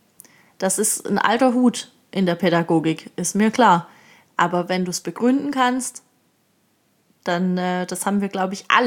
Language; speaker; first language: German; native; German